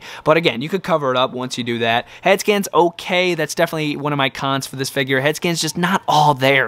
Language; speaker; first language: English; native; English